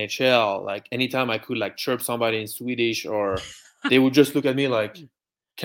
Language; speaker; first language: English; non-native, fluent; French